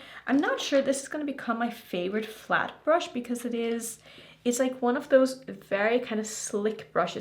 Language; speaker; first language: English; native; English